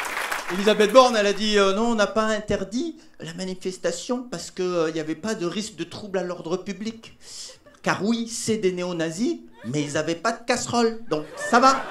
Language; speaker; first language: French; native; French